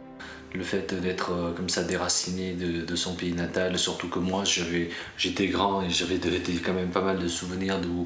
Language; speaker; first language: French; early bilingual, other home language; Korean